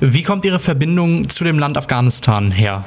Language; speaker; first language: German; native; German